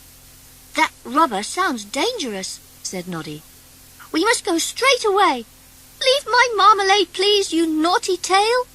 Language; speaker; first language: English; native; English